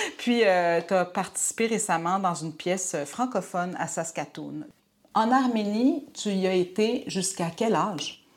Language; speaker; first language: French; native; French